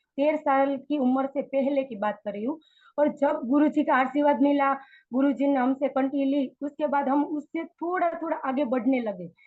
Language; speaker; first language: Hindi; non-native, local second language; Gujarati